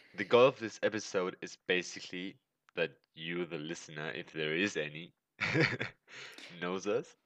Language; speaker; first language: English; non-native, fluent; German